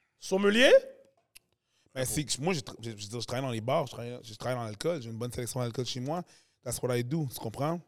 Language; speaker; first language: French; native; French